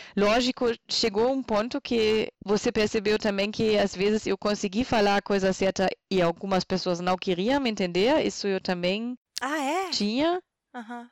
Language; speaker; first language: Portuguese; non-native, fluent; German